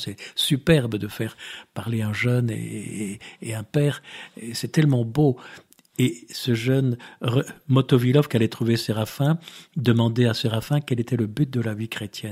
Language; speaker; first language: French; native; French